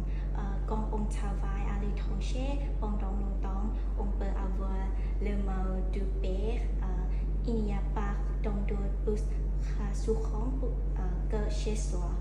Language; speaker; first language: French; non-native, learner; Thai